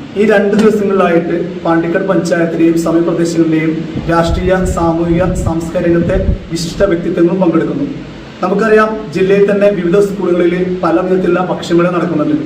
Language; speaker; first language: Malayalam; native; Malayalam